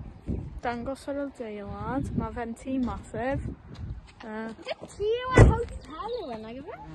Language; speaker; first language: Welsh; native; Welsh